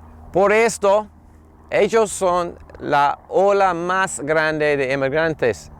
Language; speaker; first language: Spanish; non-native, fluent; English